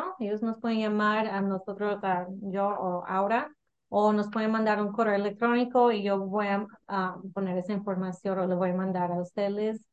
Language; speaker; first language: Spanish; early bilingual, heritage; English